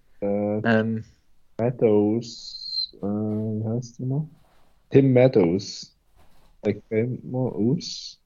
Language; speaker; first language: German; native; German